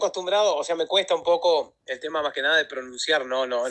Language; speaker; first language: Spanish; native; Spanish